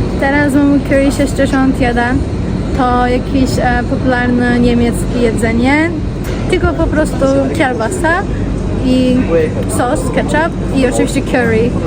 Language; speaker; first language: Polish; non-native, learner; Turkish